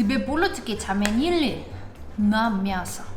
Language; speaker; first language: Russian; non-native, learner; Korean